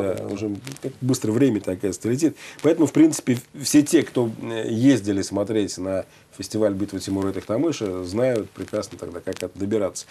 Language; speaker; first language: Russian; native; Russian